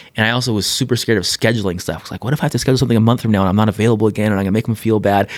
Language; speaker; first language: English; native; English